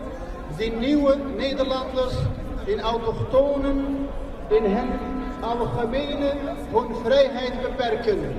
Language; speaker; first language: Dutch; non-native, fluent; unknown